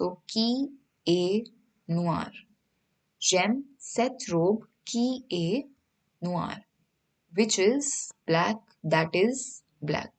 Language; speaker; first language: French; non-native, fluent; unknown